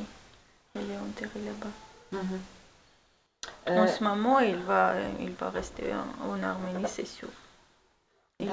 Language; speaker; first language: French; non-native, learner; Armenian